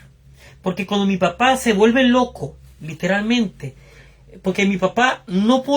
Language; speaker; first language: Spanish; native; Spanish